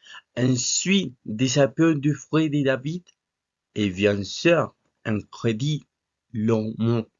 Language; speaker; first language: French; non-native, learner; Spanish